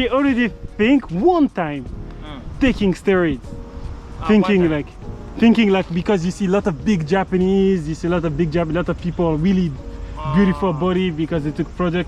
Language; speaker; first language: English; non-native, learner; French